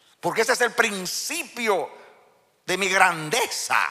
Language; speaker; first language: Spanish; native; Spanish